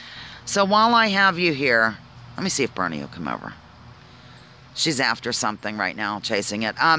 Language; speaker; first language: English; native; English